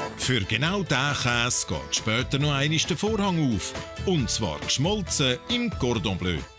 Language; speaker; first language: German; native; German